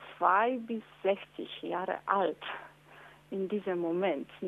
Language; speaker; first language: German; non-native, learner; Polish